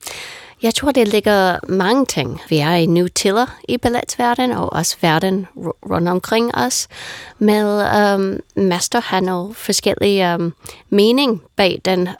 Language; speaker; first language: Danish; non-native, fluent; English